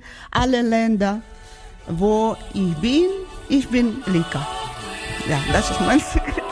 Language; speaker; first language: German; non-native, learner; Georgian